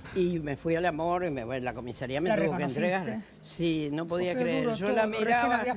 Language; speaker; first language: Spanish; native; Spanish